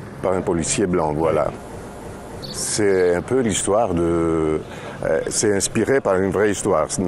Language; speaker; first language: French; non-native, fluent; Greek